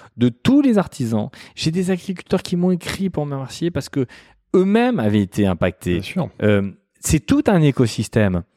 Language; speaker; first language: French; native; French